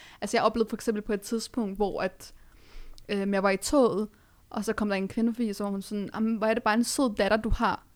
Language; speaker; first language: Danish; early bilingual, other home language; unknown